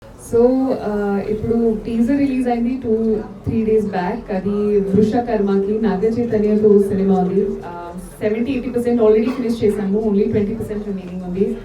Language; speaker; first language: Telugu; non-native, fluent; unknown